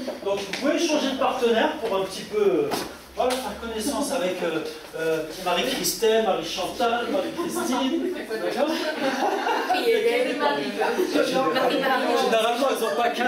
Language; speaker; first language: French; native; French